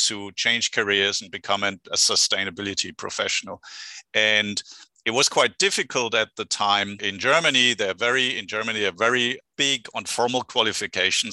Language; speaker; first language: English; non-native, fluent; German